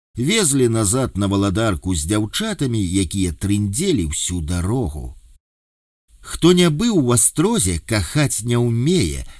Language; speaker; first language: Belarusian; native; Belarusian